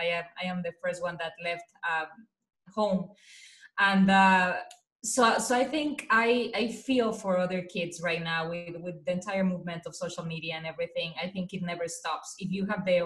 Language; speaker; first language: English; non-native, fluent; Spanish